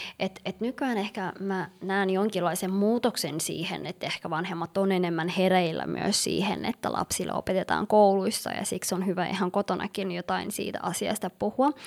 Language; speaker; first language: Finnish; early bilingual, other home language; Somali